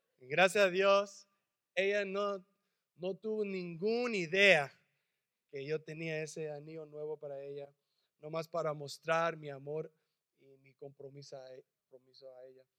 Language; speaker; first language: Spanish; early bilingual, heritage; English